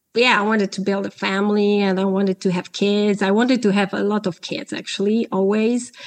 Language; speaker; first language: English; non-native, fluent; Polish